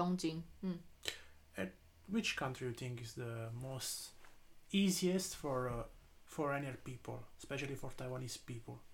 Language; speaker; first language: English; non-native, learner; Italian